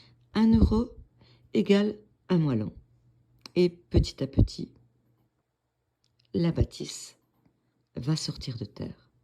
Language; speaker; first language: French; native; French